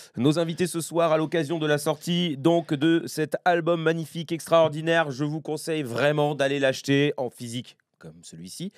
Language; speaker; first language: French; native; French